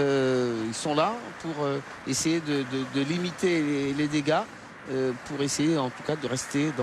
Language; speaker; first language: French; native; French